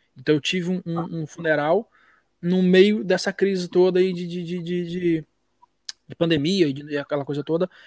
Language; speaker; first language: Portuguese; native; Portuguese